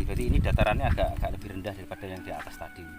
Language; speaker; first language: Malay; non-native, local second language; Javanese